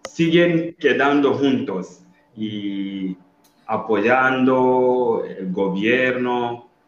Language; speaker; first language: Spanish; non-native, learner; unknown